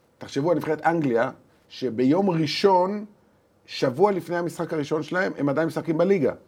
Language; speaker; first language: Hebrew; native; Hebrew